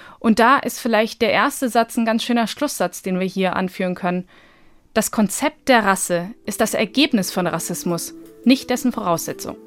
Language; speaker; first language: German; early bilingual, other home language; Bosnian